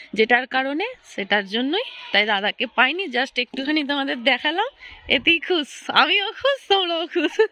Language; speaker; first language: Bangla; native; Bangla